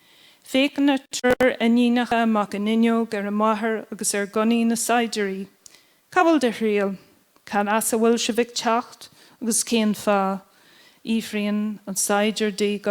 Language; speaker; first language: Irish; non-native, local second language; English